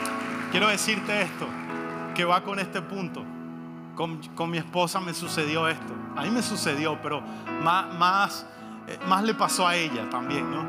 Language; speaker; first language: Spanish; native; Spanish